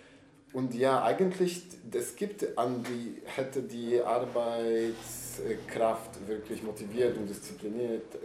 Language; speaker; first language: German; non-native, learner; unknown